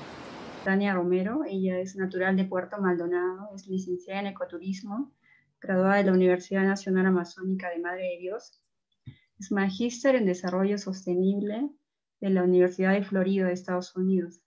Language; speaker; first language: Spanish; native; Spanish